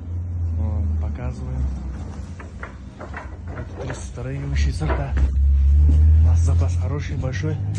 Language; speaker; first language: Russian; non-native, local second language; Kazakh